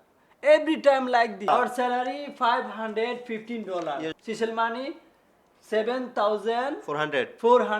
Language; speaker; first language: English; non-native, learner; Bangla